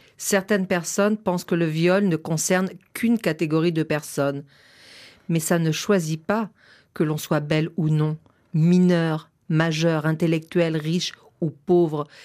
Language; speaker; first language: French; native; French